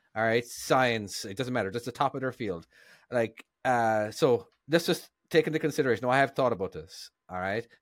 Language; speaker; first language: English; native; English